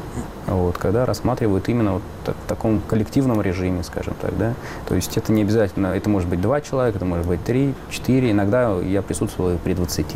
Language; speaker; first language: Russian; native; Russian